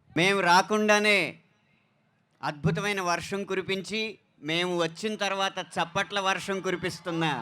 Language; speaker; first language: Telugu; native; Telugu